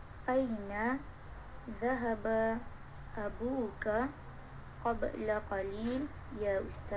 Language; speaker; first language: Arabic; non-native, learner; Malay